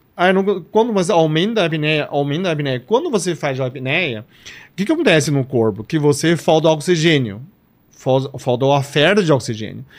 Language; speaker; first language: Portuguese; non-native, fluent; Chinese